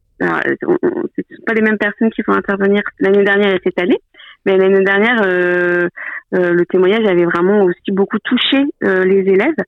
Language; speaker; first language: French; native; French